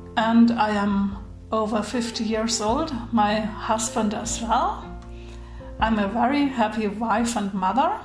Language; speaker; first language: English; non-native, fluent; German